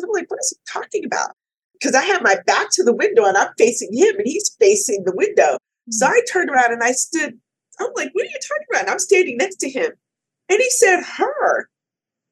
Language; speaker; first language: English; native; English